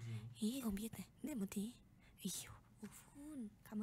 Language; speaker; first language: Vietnamese; non-native, learner; Indonesian